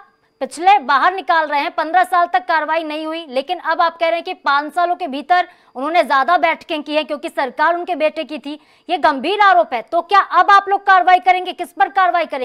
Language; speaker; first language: Hindi; native; Hindi